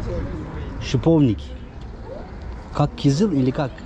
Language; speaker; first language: Russian; non-native, learner; Turkish